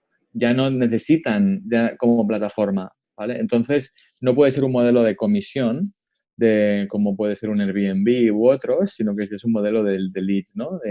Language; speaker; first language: Spanish; native; Spanish